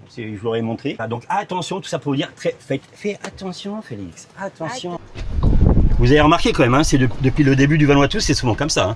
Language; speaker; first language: French; native; French